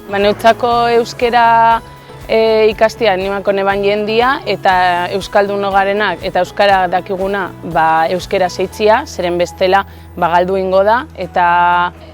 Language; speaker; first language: Basque; non-native, local second language; Spanish